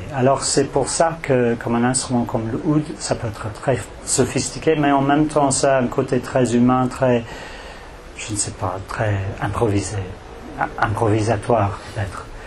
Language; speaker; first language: French; non-native, fluent; English